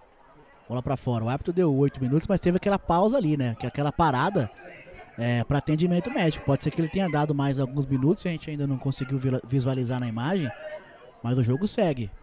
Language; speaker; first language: Portuguese; native; Portuguese